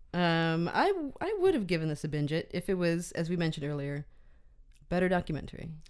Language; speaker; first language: English; native; English